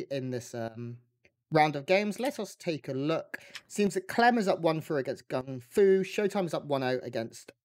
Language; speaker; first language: English; native; English